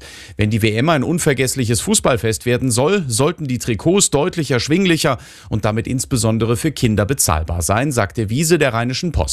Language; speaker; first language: German; native; German